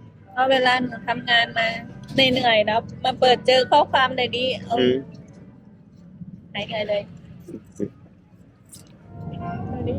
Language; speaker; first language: Thai; native; Thai